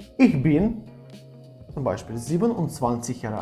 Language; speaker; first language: German; non-native, fluent; Ukrainian